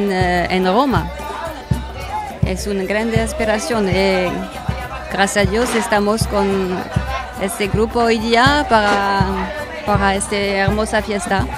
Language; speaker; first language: Spanish; non-native, learner; French